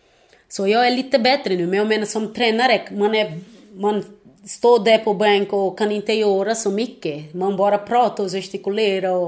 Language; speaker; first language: Swedish; non-native, fluent; Portuguese